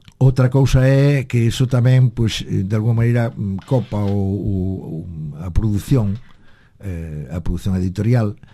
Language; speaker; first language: Galician; native; Galician